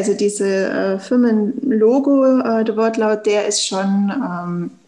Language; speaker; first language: German; native; German